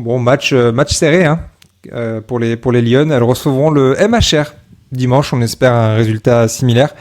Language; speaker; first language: French; native; French